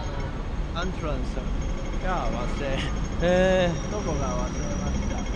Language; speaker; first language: Japanese; non-native, learner; Cantonese